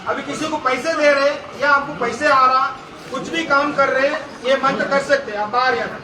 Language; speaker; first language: Hindi; non-native, local second language; Telugu